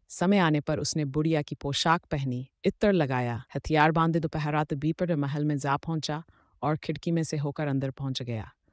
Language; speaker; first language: Hindi; native; Hindi